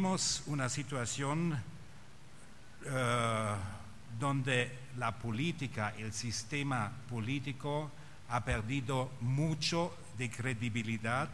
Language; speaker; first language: Spanish; non-native, fluent; German